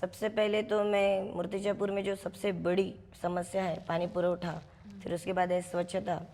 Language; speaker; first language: Hindi; non-native, local second language; Marathi